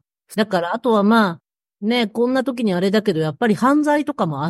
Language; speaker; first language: Japanese; native; Japanese